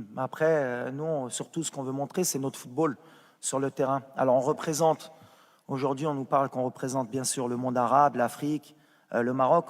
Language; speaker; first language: French; native; French